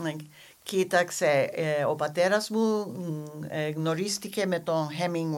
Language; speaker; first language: Greek; non-native, learner; English